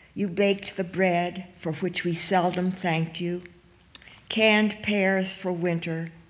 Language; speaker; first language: English; native; English